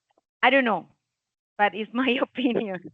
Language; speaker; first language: English; non-native, learner; Spanish